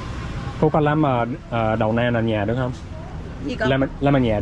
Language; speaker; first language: Vietnamese; non-native, learner; English